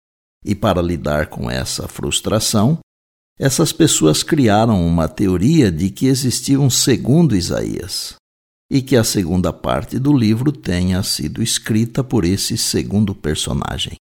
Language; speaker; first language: Portuguese; native; Portuguese